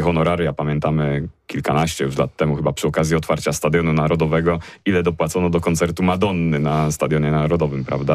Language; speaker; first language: Polish; native; Polish